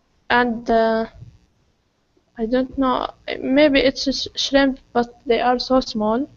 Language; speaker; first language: English; non-native, learner; Arabic